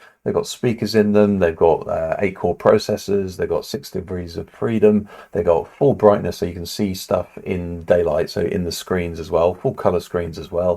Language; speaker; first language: English; native; English